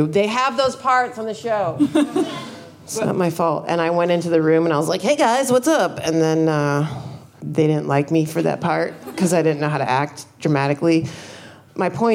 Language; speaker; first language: English; native; English